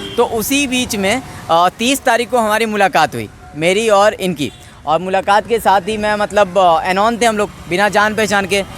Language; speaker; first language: Hindi; native; Hindi